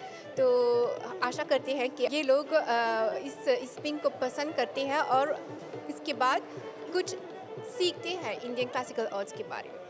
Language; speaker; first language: Hindi; non-native, local second language; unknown